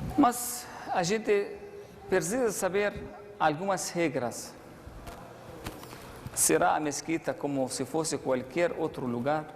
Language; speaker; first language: Portuguese; non-native, fluent; Arabic